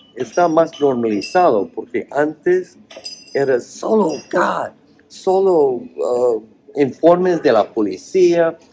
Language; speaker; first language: Spanish; non-native, fluent; English